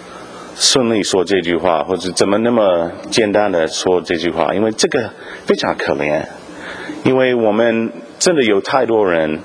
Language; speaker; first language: Chinese; non-native, fluent; English